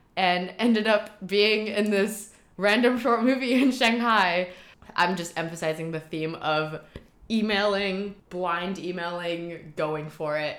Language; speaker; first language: English; early bilingual, heritage; Chinese